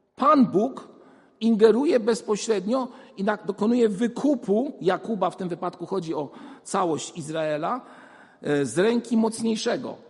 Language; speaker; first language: Polish; native; Polish